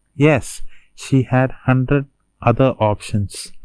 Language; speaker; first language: English; non-native, local second language; Malayalam